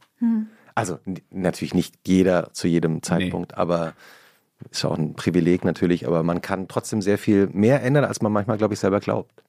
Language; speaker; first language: German; native; German